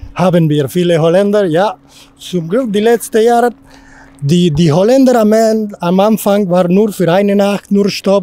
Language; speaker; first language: German; non-native, learner; Spanish